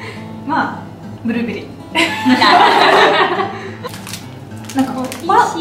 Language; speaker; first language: Japanese; non-native, fluent; Russian